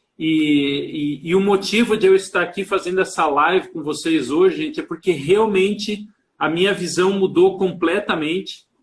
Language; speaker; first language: Portuguese; native; Portuguese